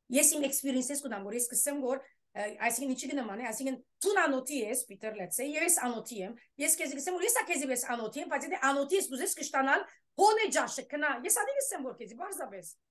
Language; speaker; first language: Armenian; early bilingual, heritage; Armenian